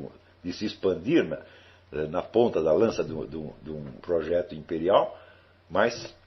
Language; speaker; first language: Portuguese; native; Portuguese